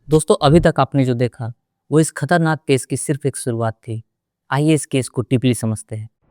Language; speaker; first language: Hindi; native; Hindi